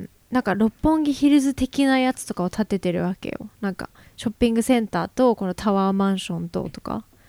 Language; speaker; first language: Japanese; native; Japanese